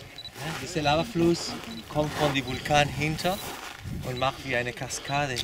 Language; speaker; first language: German; non-native, learner; Spanish